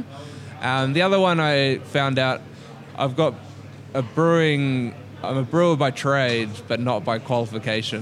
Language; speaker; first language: English; native; English